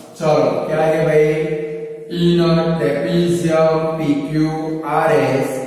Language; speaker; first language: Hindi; non-native, local second language; Gujarati